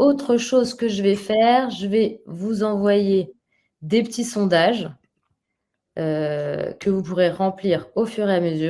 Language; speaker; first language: French; native; French